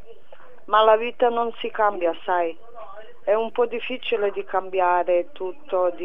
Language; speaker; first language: Italian; non-native, fluent; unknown